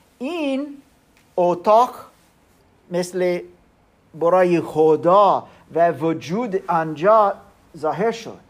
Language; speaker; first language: Persian; non-native, learner; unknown